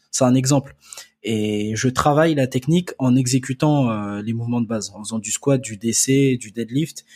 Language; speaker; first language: French; early bilingual, other home language; Akan